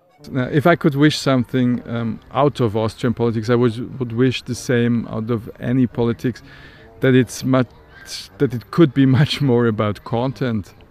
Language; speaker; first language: English; non-native, fluent; German